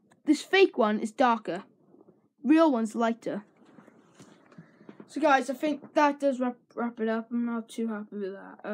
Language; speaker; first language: English; native; English